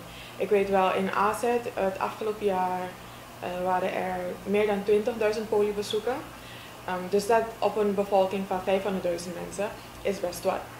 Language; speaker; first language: Dutch; native; Dutch